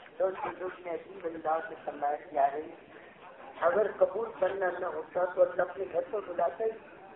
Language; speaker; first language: Urdu; native; Urdu